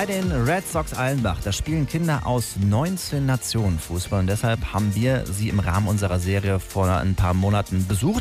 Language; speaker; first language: German; native; German